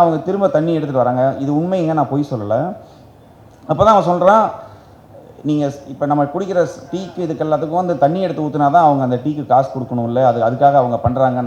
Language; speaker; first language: Tamil; native; Tamil